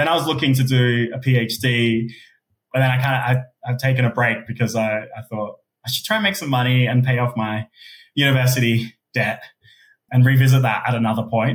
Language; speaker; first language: English; native; English